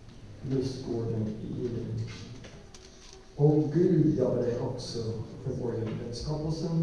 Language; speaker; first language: Swedish; non-native, learner; English